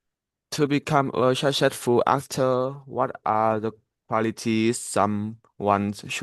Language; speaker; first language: English; non-native, learner; Vietnamese